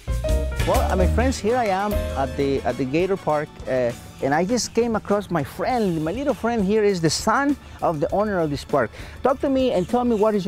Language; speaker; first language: English; non-native, fluent; Spanish